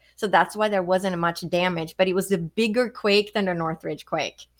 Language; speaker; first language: English; non-native, fluent; Swedish